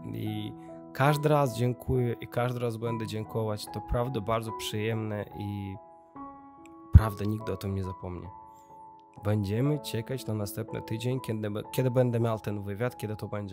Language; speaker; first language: Polish; non-native, learner; Russian